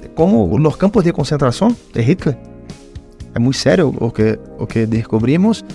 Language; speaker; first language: Spanish; non-native, learner; Portuguese